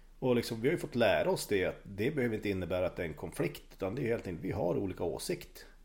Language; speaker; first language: Swedish; native; Swedish